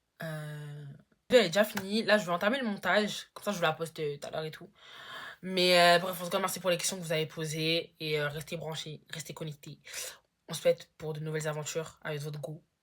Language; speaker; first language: French; native; French